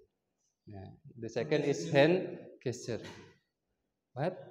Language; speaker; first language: English; non-native, learner; Indonesian